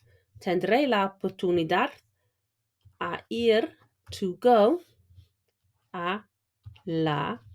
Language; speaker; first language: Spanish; non-native, fluent; English